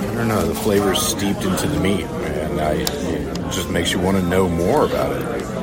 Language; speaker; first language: English; native; English